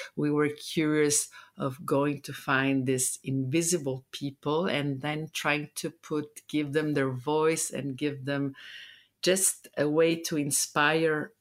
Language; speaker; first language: English; non-native, fluent; Italian